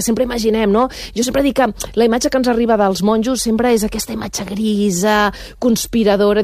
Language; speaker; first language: Catalan; native; Catalan